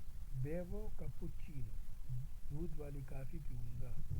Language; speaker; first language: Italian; non-native, learner; Urdu